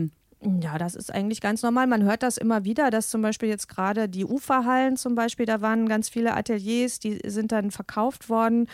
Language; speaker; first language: German; native; German